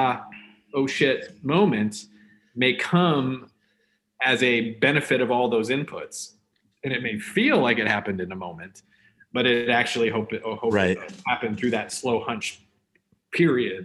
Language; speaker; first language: English; native; English